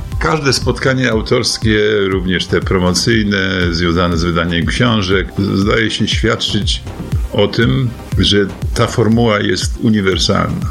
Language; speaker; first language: Polish; native; Polish